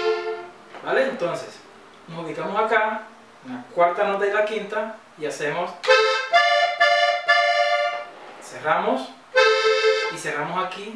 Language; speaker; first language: Spanish; native; Spanish